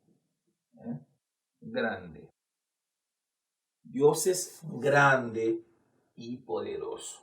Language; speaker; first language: Spanish; non-native, fluent; Haitian Creole